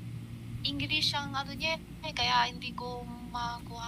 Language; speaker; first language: Filipino; non-native, learner; Chinese